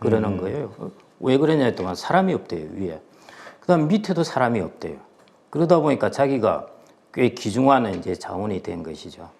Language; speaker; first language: Korean; native; Korean